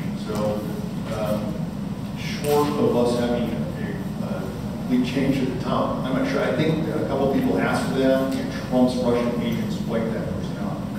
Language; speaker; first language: English; native; English